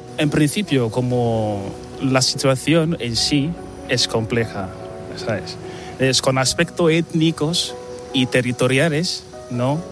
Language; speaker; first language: Spanish; non-native, fluent; Igbo